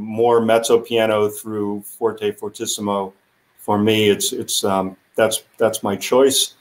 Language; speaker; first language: English; native; English